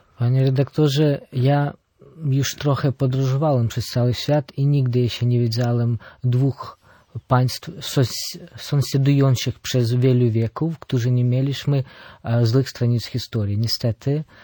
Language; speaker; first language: Polish; non-native, fluent; Ukrainian